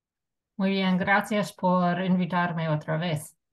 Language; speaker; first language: Spanish; non-native, fluent; English